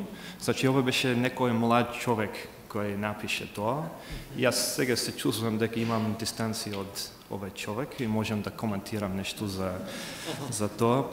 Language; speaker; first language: Macedonian; non-native, fluent; English